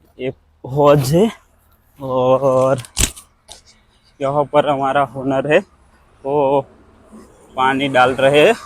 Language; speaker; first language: Hindi; non-native, local second language; Gujarati